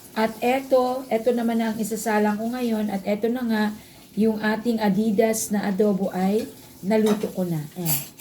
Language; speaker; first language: Filipino; non-native, local second language; Bikol